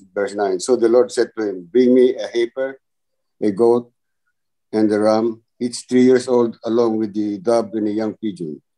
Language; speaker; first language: English; non-native, local second language; Filipino